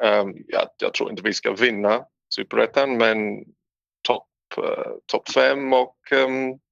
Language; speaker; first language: Swedish; non-native, learner; English